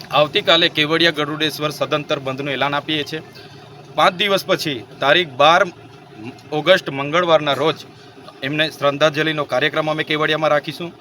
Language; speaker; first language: Gujarati; non-native, local second language; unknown